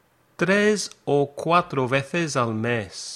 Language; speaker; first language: Spanish; non-native, fluent; English